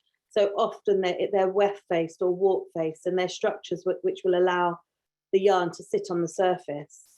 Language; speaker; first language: English; native; English